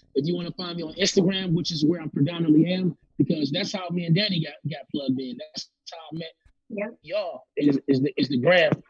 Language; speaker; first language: English; native; English